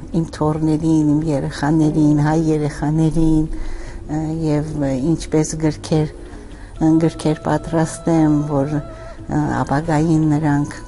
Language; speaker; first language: Armenian; early bilingual, heritage; Armenian